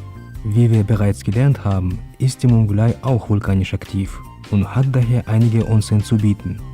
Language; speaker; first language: German; native; German